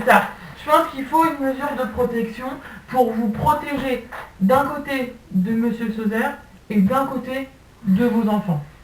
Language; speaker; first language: French; native; French